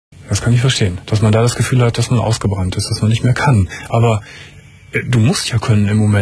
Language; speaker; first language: German; native; German